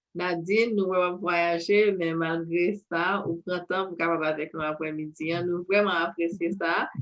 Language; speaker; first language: French; non-native, local second language; Haitian Creole